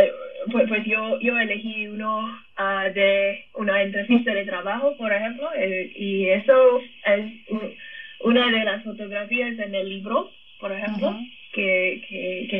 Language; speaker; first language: Spanish; non-native, fluent; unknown